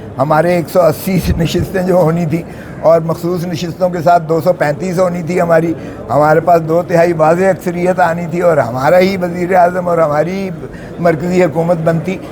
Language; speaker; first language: Urdu; non-native, local second language; Saraiki